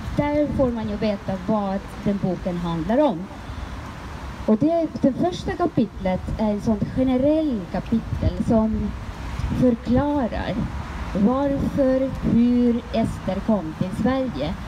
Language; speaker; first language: Swedish; non-native, fluent; Estonian